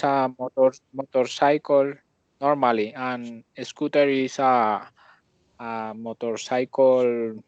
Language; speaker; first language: English; non-native, learner; Spanish